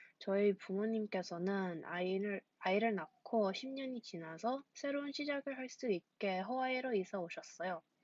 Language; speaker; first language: Korean; early bilingual, heritage; Korean